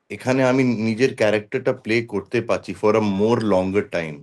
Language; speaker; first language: Bangla; non-native, local second language; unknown